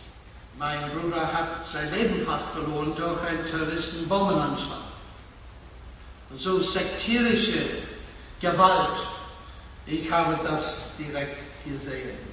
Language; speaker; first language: German; non-native, fluent; English